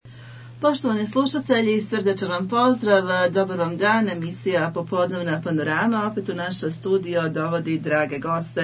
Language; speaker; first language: Serbian; native; Serbian